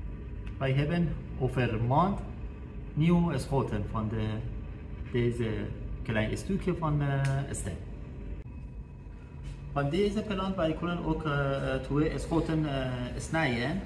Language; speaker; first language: Dutch; non-native, learner; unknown